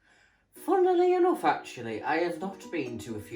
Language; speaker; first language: English; native; English